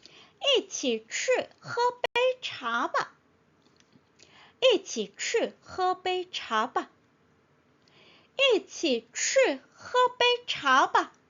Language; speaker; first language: Chinese; non-native, fluent; Korean